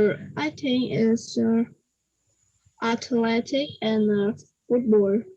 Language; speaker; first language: English; non-native, learner; Vietnamese